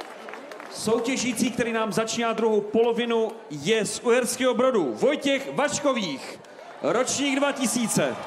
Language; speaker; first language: Czech; native; Czech